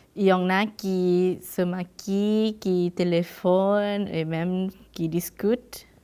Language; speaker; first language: French; non-native, fluent; Thai